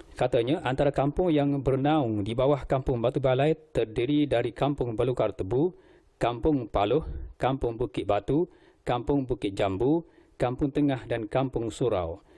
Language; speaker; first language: Malay; native; Malay